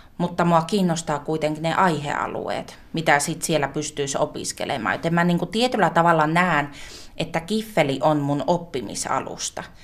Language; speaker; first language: Finnish; native; Finnish